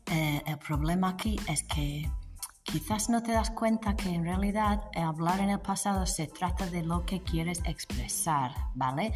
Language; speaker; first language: Spanish; non-native, fluent; English